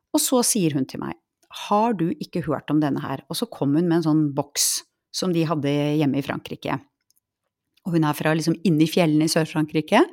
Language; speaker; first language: Norwegian; native; Norwegian